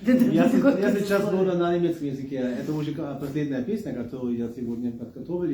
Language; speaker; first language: Russian; non-native, fluent; German